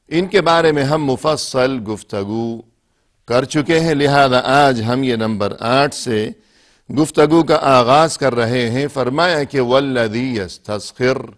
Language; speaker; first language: Urdu; native; Urdu